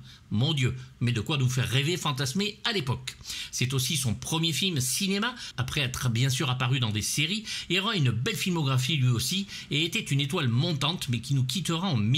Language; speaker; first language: French; native; French